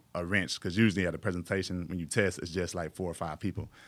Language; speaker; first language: English; native; English